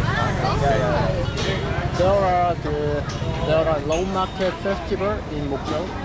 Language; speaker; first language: English; non-native, learner; Korean